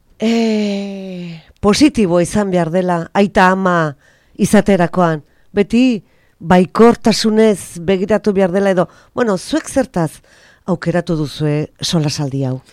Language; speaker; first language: Basque; native; Basque